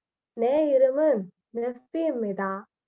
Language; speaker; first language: Korean; non-native, learner; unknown